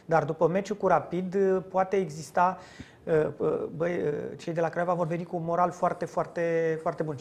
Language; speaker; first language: Romanian; native; Romanian